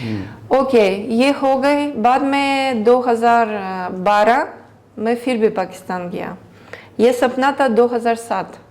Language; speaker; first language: Hindi; non-native, learner; Greek